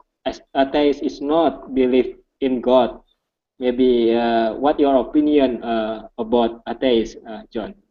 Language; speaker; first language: English; non-native, learner; Indonesian